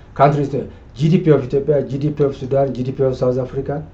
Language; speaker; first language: English; non-native, local second language; Amharic